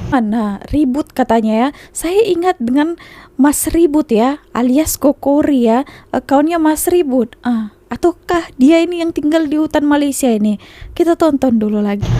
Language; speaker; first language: Indonesian; native; Indonesian